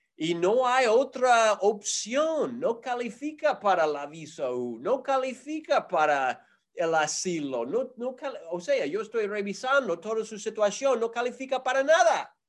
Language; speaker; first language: Spanish; non-native, fluent; English